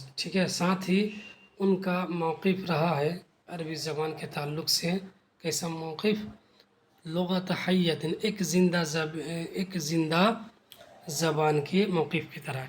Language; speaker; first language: Urdu; native; Urdu